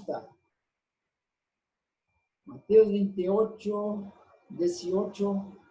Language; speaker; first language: Spanish; non-native, fluent; Portuguese